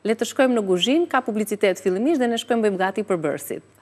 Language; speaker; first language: Albanian; native; Albanian